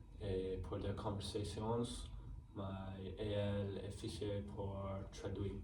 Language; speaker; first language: French; non-native, learner; English